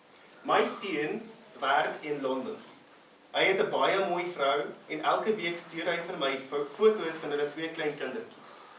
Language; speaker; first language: Afrikaans; non-native, fluent; English